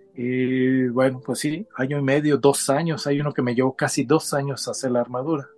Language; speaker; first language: Spanish; native; Spanish